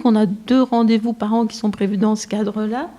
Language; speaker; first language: French; native; French